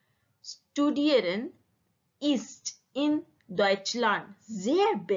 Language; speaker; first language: German; non-native, learner; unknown